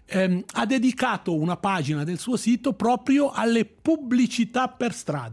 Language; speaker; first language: Italian; native; Italian